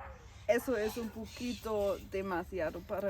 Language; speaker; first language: Spanish; non-native, fluent; German